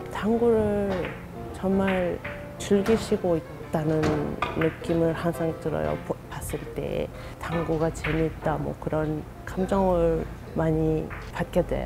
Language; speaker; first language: Korean; non-native, fluent; Japanese